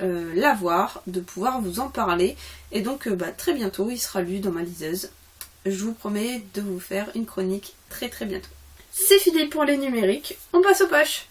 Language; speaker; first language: French; native; French